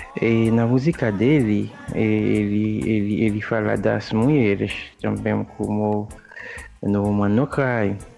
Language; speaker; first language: Portuguese; non-native, fluent; Haitian Creole